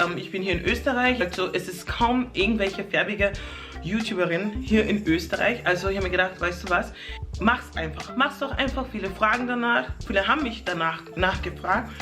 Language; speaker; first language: German; early bilingual, other home language; English